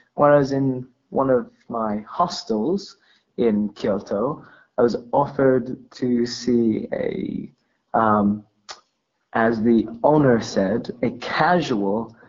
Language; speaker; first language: English; native; English